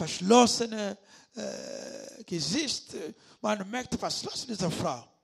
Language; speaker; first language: German; non-native, learner; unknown